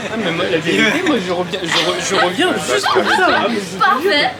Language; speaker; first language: French; native; French